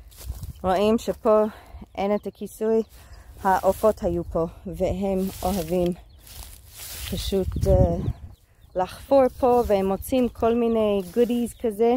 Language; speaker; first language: Hebrew; non-native, fluent; English